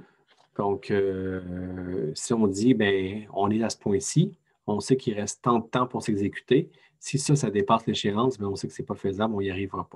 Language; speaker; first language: French; native; French